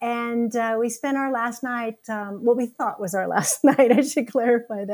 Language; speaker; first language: English; native; English